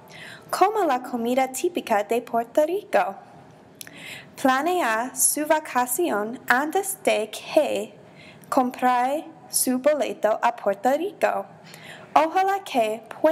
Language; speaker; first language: Spanish; non-native, learner; English